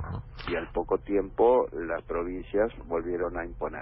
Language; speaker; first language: Spanish; native; Spanish